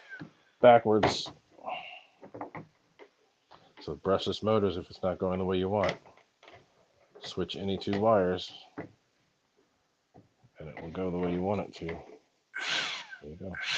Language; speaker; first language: English; native; English